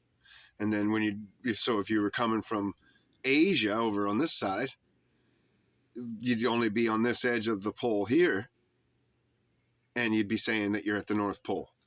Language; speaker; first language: English; native; English